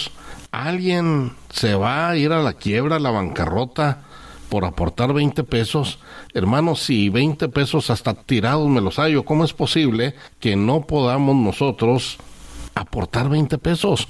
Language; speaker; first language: Spanish; native; Spanish